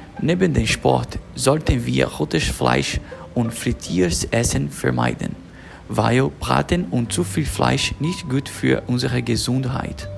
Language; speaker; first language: German; non-native, learner; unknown